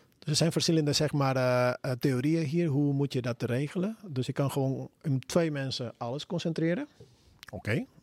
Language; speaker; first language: Dutch; non-native, fluent; Spanish